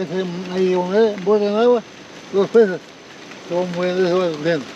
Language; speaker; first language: Spanish; non-native, local second language; Quechua